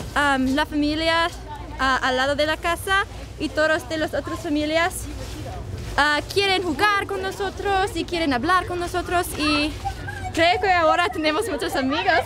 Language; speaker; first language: Spanish; non-native, learner; English